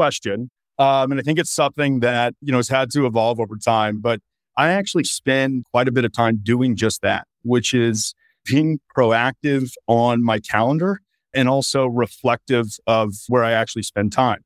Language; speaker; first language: English; native; English